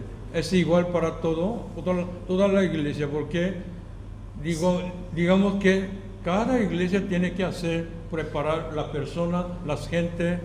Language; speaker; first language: Spanish; non-native, fluent; Korean